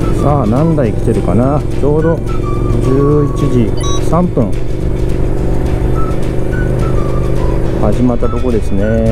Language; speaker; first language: Japanese; native; Japanese